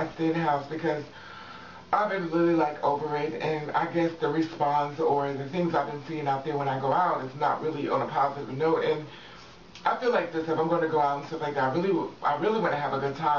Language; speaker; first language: English; native; English